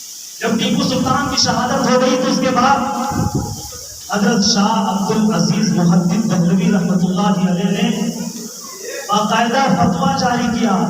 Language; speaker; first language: Urdu; native; Urdu